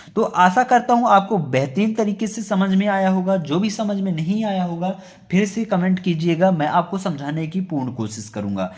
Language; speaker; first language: Hindi; native; Hindi